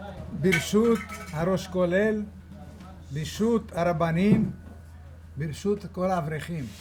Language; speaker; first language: Hebrew; non-native, fluent; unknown